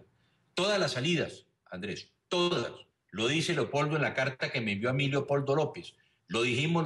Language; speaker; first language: Spanish; native; Spanish